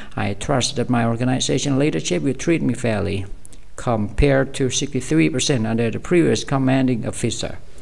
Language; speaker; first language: English; non-native, fluent; Thai